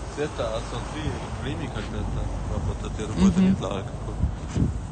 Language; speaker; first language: Russian; non-native, learner; German